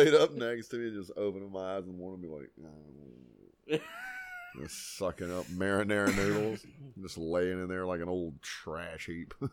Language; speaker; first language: English; native; English